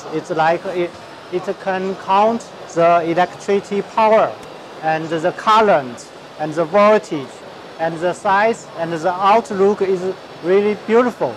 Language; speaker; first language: English; non-native, learner; Chinese